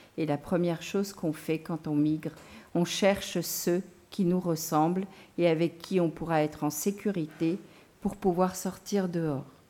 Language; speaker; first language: French; non-native, local second language; Gujarati